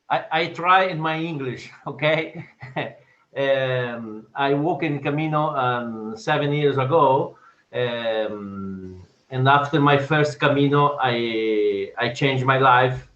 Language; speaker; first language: English; non-native, learner; Portuguese